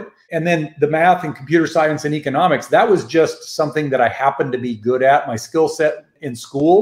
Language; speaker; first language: English; native; English